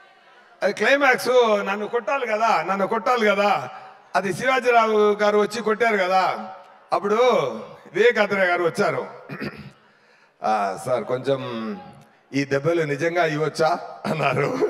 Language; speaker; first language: Telugu; non-native, fluent; Tamil